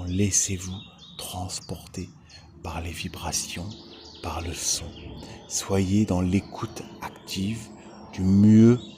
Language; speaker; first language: French; native; French